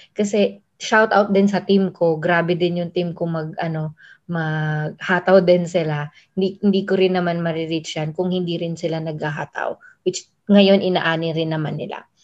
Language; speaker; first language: Filipino; native; Filipino